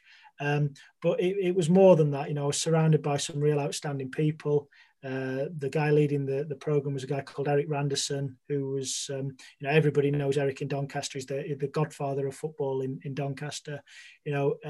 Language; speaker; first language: English; native; English